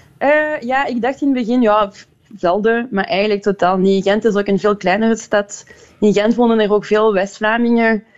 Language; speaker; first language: Dutch; non-native, local second language; French